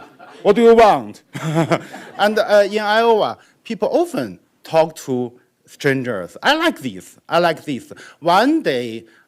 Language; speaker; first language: English; non-native, learner; Chinese